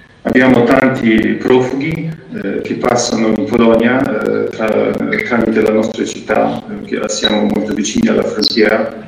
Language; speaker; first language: Italian; non-native, fluent; Ukrainian